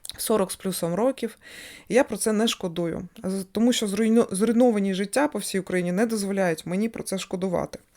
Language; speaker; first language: Ukrainian; non-native, local second language; Russian